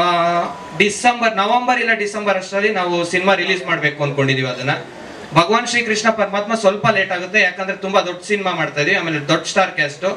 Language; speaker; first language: Kannada; native; Kannada